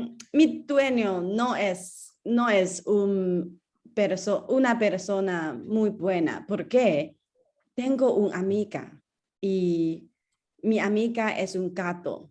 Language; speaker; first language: Spanish; non-native, learner; English